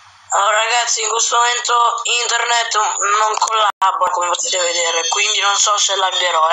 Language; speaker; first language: Italian; native; Italian